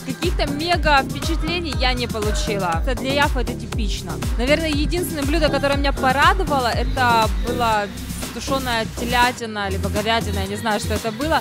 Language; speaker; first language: Russian; native; Russian